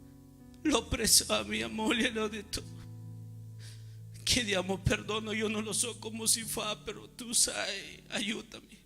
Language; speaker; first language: Italian; non-native, fluent; Spanish